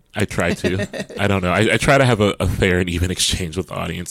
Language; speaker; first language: English; native; English